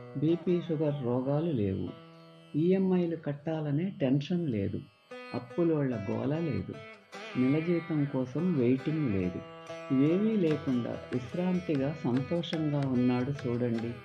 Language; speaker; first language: Telugu; native; Telugu